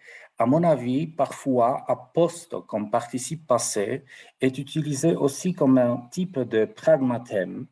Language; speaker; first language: French; non-native, fluent; Polish